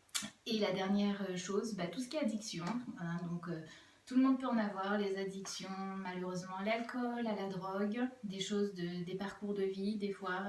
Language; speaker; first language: French; native; French